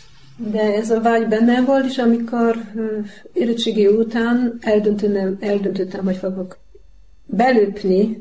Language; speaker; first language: Hungarian; non-native, learner; Polish